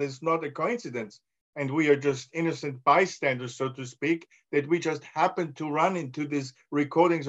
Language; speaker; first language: English; non-native, fluent; German